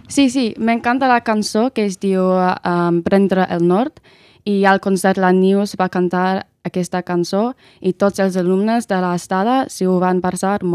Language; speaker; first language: Catalan; non-native, learner; English